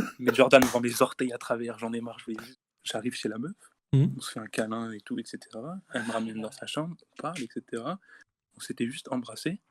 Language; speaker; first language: French; native; French